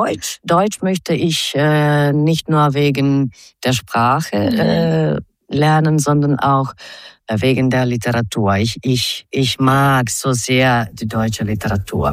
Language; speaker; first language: German; non-native, fluent; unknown